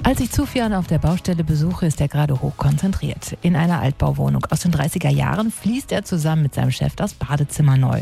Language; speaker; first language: German; native; German